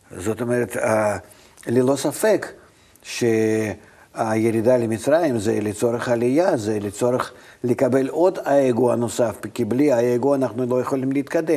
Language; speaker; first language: Hebrew; non-native, fluent; Russian